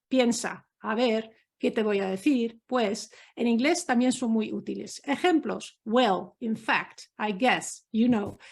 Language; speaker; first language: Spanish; non-native, fluent; Dutch